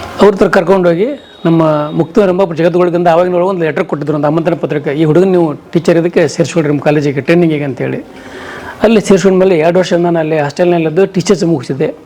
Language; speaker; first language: Kannada; native; Kannada